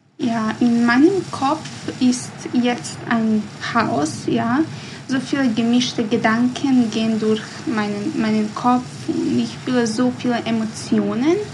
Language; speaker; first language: German; non-native, learner; Bosnian